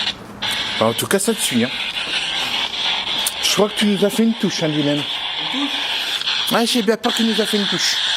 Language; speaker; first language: French; native; French